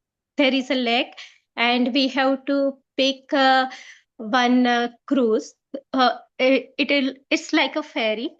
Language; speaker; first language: English; non-native, learner; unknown